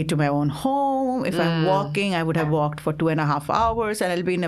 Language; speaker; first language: English; non-native, local second language; Assamese